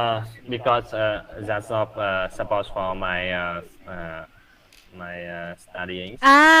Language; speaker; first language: English; non-native, learner; Vietnamese